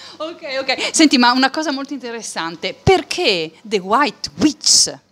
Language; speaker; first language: Italian; native; Italian